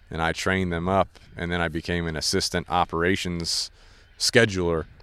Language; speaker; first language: English; native; English